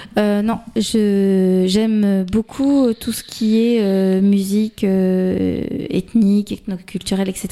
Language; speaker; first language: French; native; French